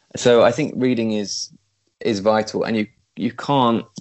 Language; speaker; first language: English; native; English